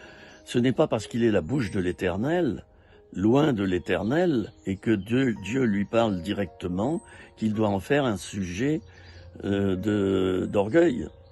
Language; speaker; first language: French; native; French